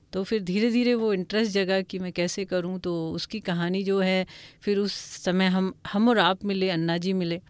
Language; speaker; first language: Hindi; non-native, local second language; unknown